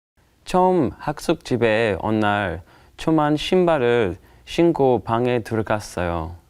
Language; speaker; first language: Korean; non-native, learner; English